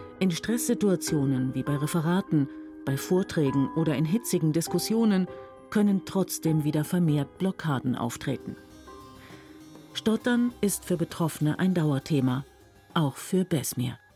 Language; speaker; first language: German; native; German